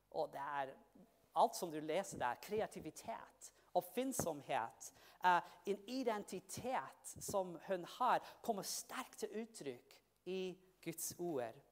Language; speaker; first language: Norwegian; non-native, fluent; English